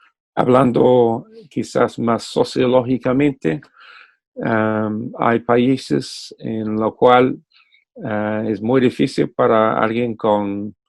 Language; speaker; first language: Spanish; non-native, fluent; English